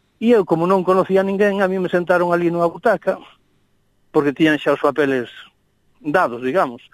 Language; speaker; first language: Galician; non-native, local second language; Spanish